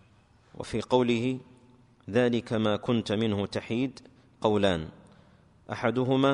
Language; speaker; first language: Arabic; native; Arabic